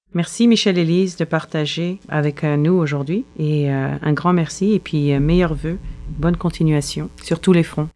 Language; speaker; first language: French; native; French